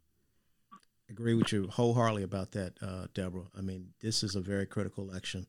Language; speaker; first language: English; native; English